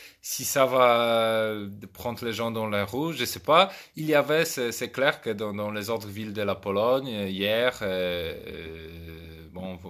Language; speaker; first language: French; non-native, fluent; Polish